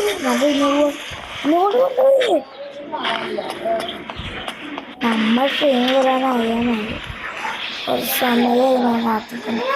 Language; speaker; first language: Malayalam; native; Malayalam